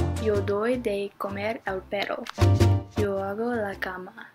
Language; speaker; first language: Spanish; non-native, learner; English